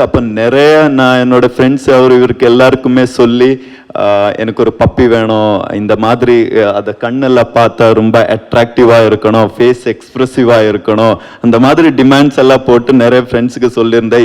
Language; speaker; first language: Tamil; non-native, learner; Kannada